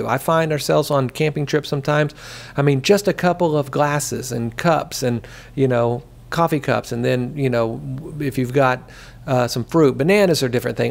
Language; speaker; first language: English; native; English